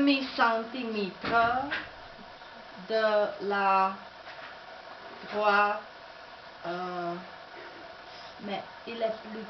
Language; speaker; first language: French; non-native, learner; Czech